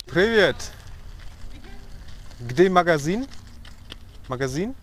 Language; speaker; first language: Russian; non-native, learner; German